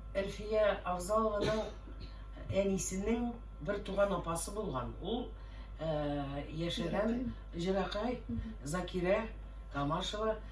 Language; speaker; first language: Tatar; native; Tatar